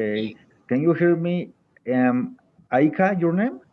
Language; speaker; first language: English; non-native, fluent; Spanish